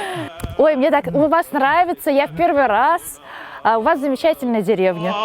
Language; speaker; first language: Russian; native; Russian